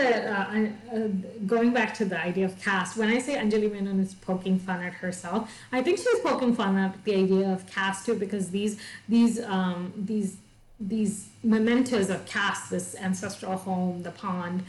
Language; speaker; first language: English; non-native, local second language; Malayalam